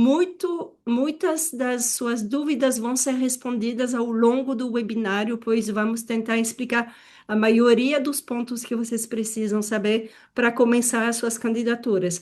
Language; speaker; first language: Portuguese; non-native, fluent; French